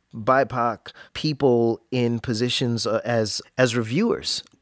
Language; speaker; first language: English; native; English